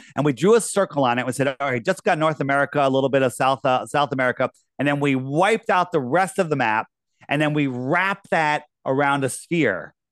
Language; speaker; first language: English; native; English